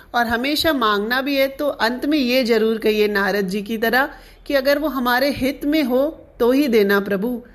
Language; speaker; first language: Hindi; non-native, local second language; Sindhi